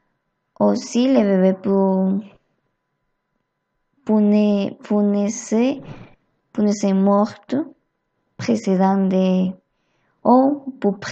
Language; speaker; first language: French; non-native, learner; Spanish